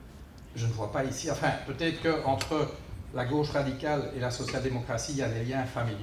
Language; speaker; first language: French; native; French